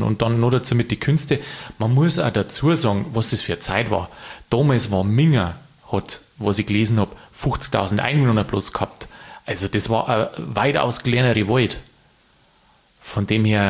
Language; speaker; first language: German; native; German